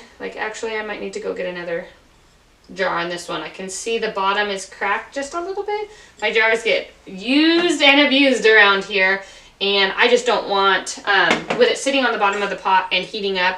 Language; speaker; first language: English; native; English